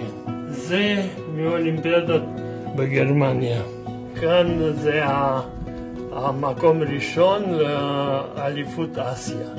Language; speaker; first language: Hebrew; non-native, fluent; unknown